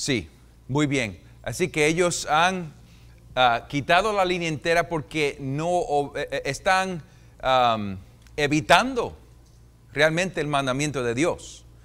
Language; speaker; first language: Spanish; non-native, fluent; English